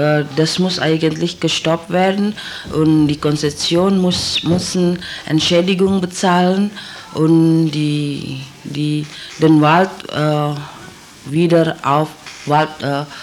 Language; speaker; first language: German; non-native, learner; Indonesian